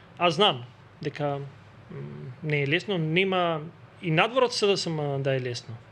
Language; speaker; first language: Macedonian; non-native, local second language; Albanian